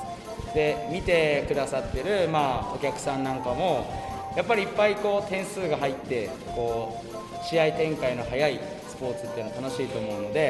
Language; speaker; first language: Japanese; native; Japanese